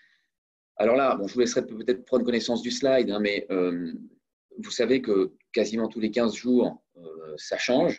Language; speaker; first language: French; native; French